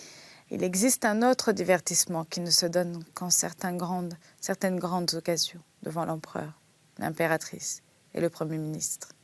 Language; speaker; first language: French; native; French